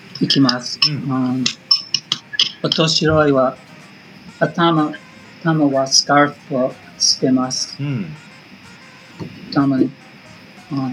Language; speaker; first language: Japanese; non-native, learner; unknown